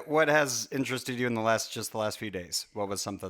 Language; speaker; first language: English; native; English